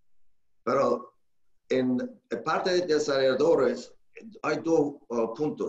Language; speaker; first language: Spanish; non-native, learner; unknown